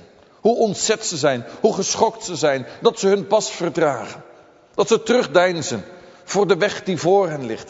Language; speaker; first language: Dutch; native; Dutch